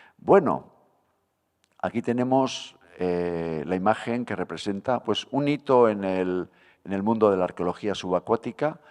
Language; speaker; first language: Spanish; native; Spanish